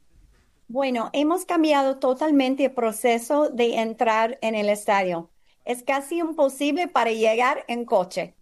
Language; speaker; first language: Spanish; non-native, fluent; English